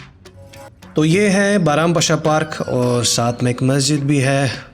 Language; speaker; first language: Urdu; non-native, local second language; Pashto